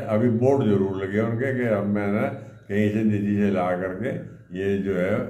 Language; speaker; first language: Hindi; native; Hindi